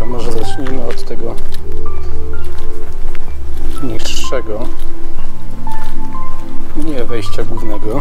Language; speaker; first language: Polish; native; Polish